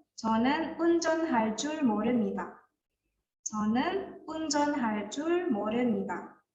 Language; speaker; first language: Korean; non-native, fluent; Indonesian